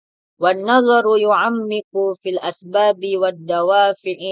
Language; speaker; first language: Arabic; non-native, learner; Indonesian